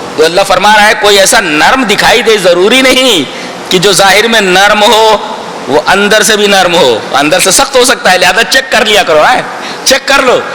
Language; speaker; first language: Urdu; native; Urdu